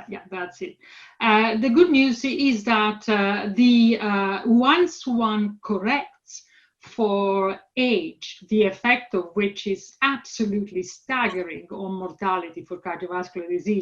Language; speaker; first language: English; non-native, fluent; Italian